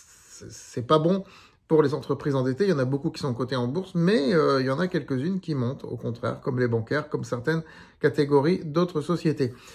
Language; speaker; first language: French; native; French